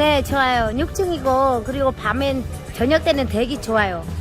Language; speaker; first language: Korean; non-native, learner; Vietnamese